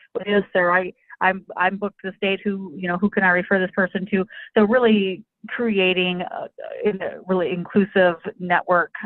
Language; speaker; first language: English; native; English